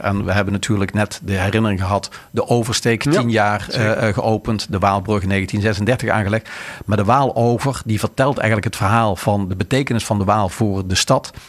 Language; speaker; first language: Dutch; native; Dutch